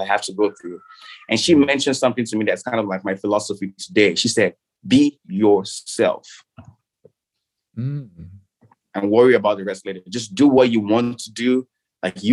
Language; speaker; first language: English; non-native, local second language; Yoruba